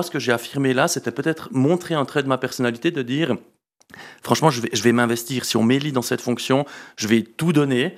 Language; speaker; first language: French; native; French